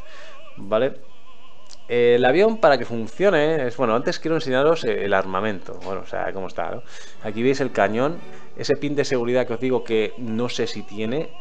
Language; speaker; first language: Spanish; native; Spanish